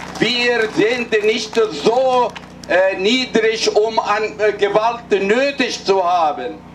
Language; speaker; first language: German; non-native, fluent; Arabic